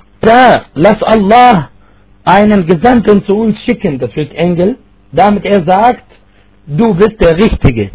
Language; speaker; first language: German; non-native, fluent; Arabic